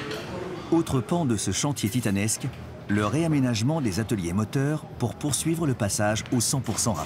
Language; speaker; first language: French; native; French